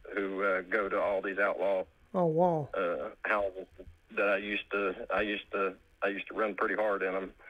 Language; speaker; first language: English; native; English